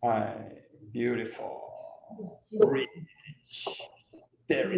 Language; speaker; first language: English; non-native, learner; Japanese